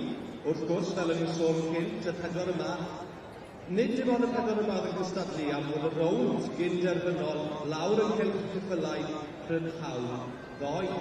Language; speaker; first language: Welsh; native; Welsh